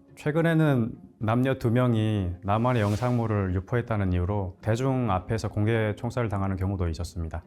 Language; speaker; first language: Korean; native; Korean